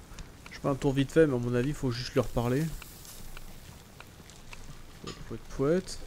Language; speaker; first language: French; native; French